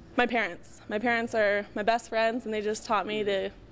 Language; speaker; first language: English; native; English